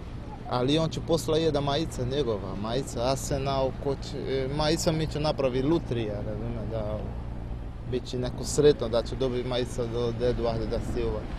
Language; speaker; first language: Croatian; non-native, learner; Portuguese